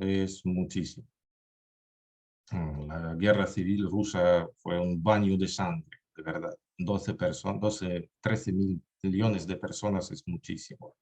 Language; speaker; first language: Spanish; non-native, fluent; Russian